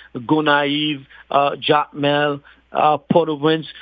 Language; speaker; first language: English; non-native, fluent; Haitian Creole